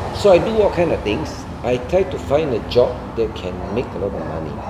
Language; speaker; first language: English; non-native, local second language; Min Nan Chinese